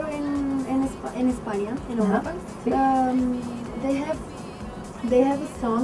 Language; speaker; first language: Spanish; non-native, learner; Romanian